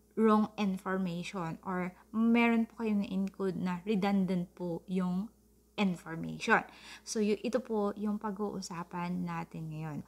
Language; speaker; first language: Filipino; non-native, local second language; Cebuano